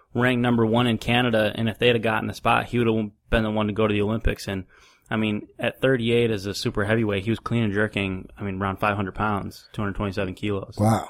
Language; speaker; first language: English; native; English